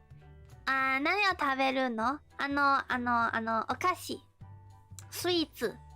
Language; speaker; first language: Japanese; non-native, learner; English